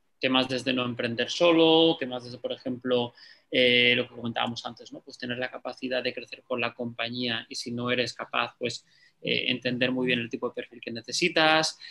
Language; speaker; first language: Spanish; native; Spanish